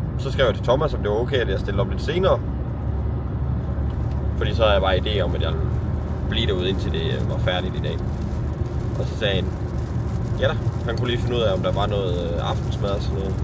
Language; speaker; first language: Danish; native; Danish